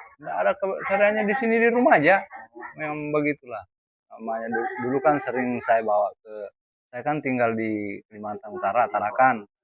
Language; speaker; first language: Indonesian; non-native, local second language; Buginese